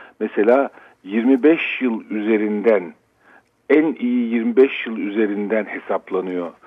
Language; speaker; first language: Turkish; native; Turkish